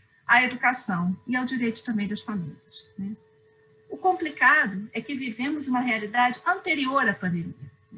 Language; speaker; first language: Portuguese; native; Portuguese